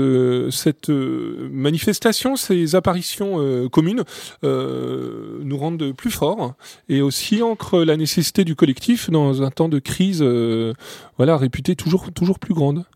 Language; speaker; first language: French; native; French